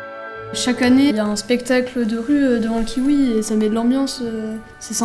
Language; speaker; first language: French; native; French